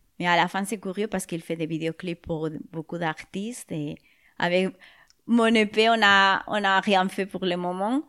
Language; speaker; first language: French; non-native, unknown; Spanish